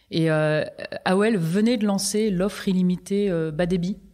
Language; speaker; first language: French; native; French